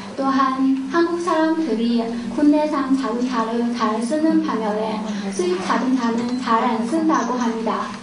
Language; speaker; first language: Korean; non-native, fluent; Chinese